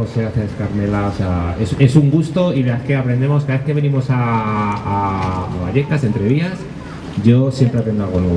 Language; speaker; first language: Spanish; native; Spanish